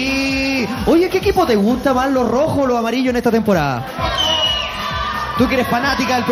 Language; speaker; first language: Spanish; native; Spanish